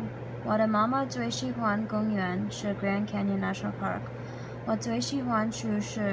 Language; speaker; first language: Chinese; non-native, learner; English